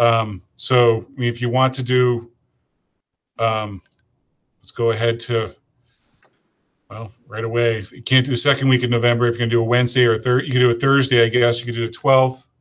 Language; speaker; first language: English; native; English